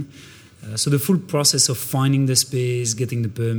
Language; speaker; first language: English; non-native, fluent; French